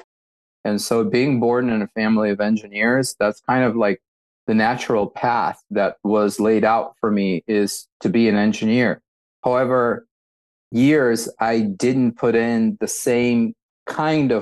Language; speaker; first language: English; early bilingual, other home language; Russian